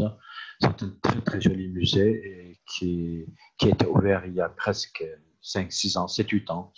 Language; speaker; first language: French; non-native, fluent; Turkish